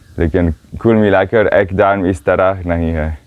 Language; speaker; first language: Hindi; non-native, learner; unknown